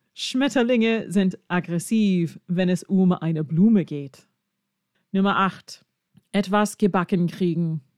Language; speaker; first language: German; non-native, fluent; English